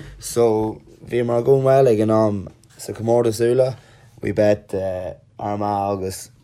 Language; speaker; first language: Irish; non-native, local second language; English